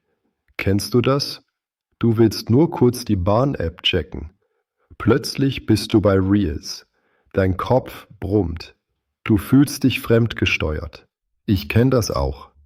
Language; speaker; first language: German; native; German